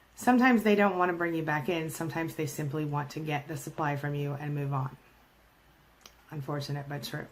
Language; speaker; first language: English; native; English